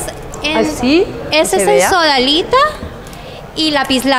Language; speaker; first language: Spanish; native; Spanish